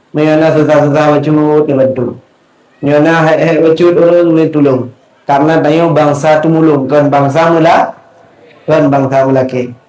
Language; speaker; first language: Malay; non-native, local second language; Achinese